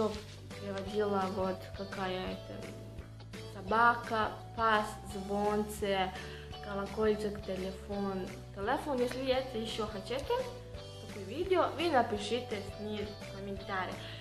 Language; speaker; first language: Russian; non-native, learner; Serbian